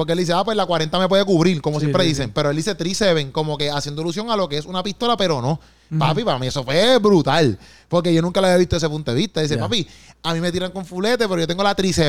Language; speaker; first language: Spanish; native; Spanish